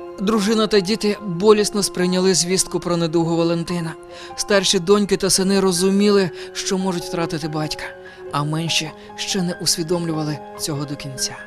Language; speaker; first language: Ukrainian; native; Ukrainian